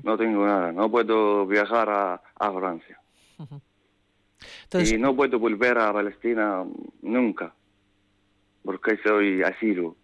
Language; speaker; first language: Spanish; non-native, learner; Arabic